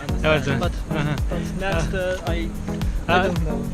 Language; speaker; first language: English; non-native, learner; Chinese